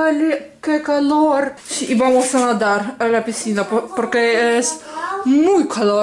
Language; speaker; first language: Spanish; non-native, learner; Russian